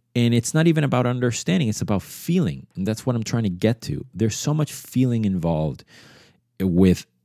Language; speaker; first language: English; early bilingual, other home language; Spanish